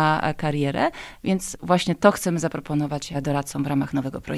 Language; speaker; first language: Polish; native; Polish